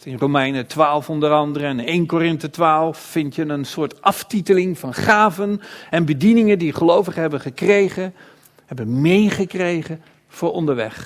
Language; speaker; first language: Dutch; native; Dutch